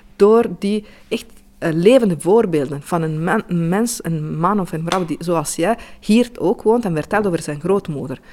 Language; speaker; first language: Dutch; non-native, fluent; Italian